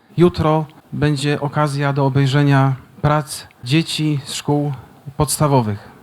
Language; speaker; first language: Polish; native; Polish